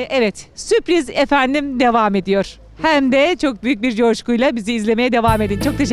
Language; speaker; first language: Turkish; native; Turkish